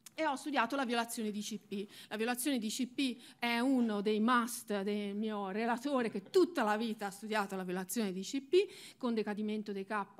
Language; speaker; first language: Italian; native; Italian